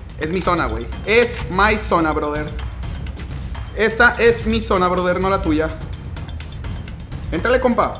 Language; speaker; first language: Spanish; native; Spanish